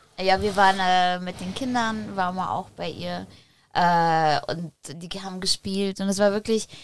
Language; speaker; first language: German; early bilingual, other home language; Polish